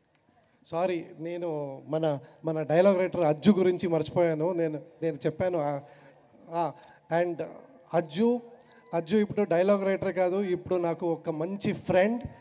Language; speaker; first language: Telugu; non-native, fluent; Kannada